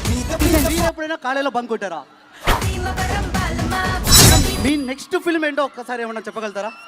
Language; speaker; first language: Telugu; native; Telugu